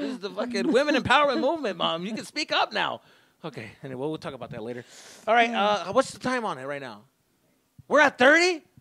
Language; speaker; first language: English; early bilingual, other home language; Spanish